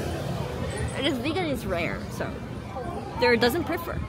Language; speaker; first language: English; non-native, learner; Korean